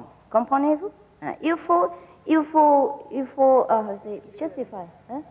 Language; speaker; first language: French; non-native, learner; Vietnamese